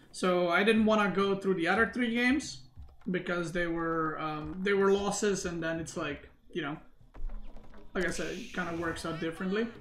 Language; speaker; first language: English; non-native, fluent; Serbian